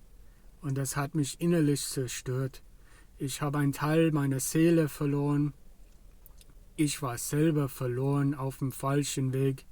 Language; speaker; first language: German; non-native, fluent; English